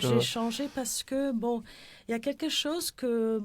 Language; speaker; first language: French; non-native, fluent; Spanish